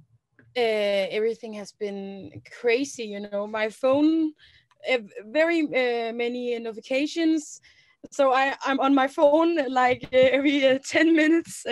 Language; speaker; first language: English; non-native, learner; Danish